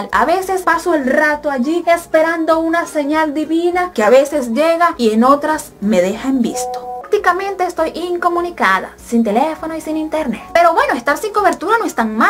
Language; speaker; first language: Spanish; native; Spanish